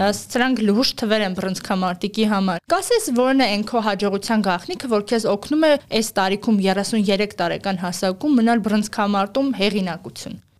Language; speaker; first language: Armenian; native; Armenian